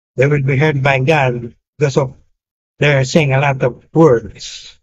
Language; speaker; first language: English; non-native, local second language; Filipino